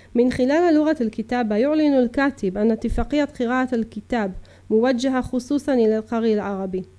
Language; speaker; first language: Arabic; early bilingual, heritage; Arabic